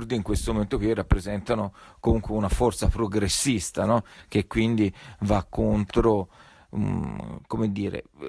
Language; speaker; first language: Italian; native; Italian